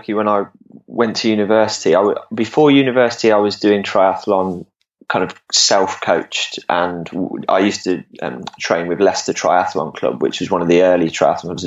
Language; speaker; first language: English; native; English